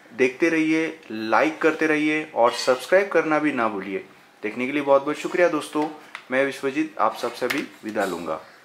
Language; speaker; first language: Hindi; non-native, local second language; Marathi